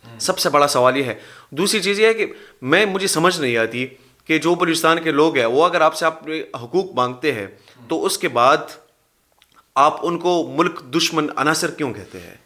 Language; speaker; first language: Urdu; non-native, local second language; Pashto